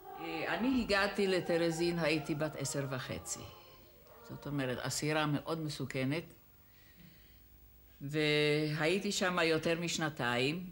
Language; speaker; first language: Hebrew; non-native, fluent; Czech